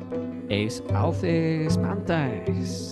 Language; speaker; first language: Greek; non-native, learner; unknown